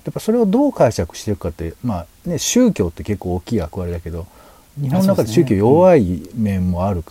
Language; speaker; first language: Japanese; native; Japanese